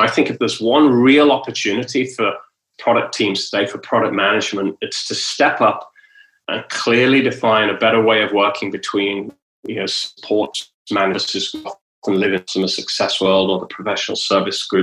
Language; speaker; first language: English; native; English